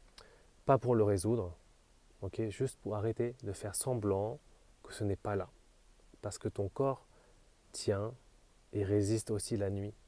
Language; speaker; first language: French; native; French